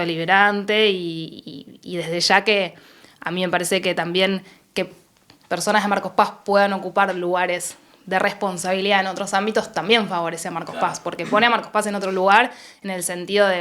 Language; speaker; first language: Spanish; native; Spanish